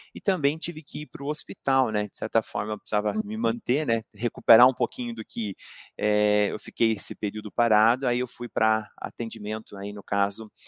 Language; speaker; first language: Portuguese; native; Portuguese